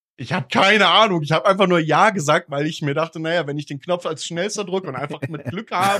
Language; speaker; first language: German; native; German